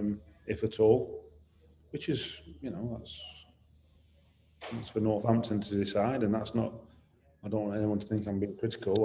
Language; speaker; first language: English; native; English